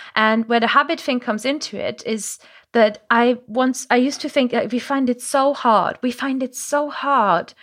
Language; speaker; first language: English; non-native, fluent; German